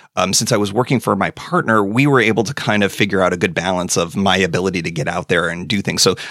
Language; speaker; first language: English; native; English